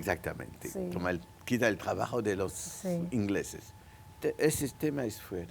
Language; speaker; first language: Spanish; non-native, local second language; French